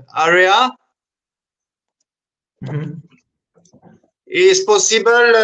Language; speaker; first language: English; non-native, learner; French